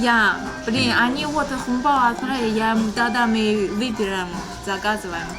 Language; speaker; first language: Russian; non-native, learner; Chinese